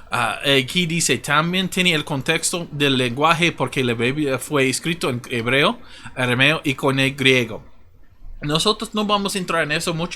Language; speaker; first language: Spanish; non-native, fluent; English